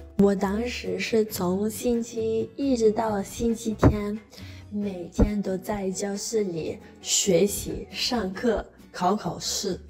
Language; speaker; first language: Chinese; non-native, fluent; Italian